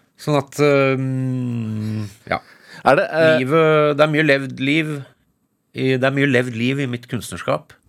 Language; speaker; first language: Norwegian; early bilingual, other home language; English